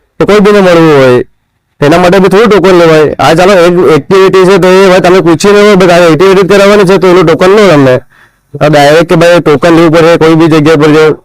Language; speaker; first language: Gujarati; non-native, local second language; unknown